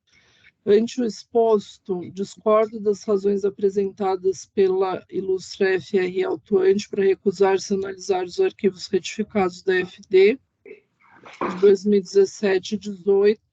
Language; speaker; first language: Portuguese; native; Portuguese